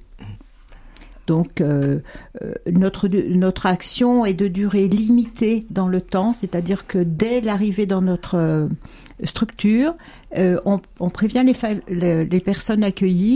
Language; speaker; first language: French; native; French